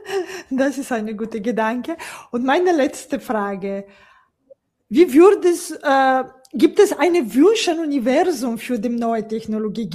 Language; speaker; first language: German; non-native, fluent; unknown